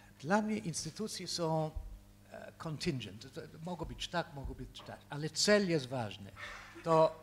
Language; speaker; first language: Polish; early bilingual, heritage; Polish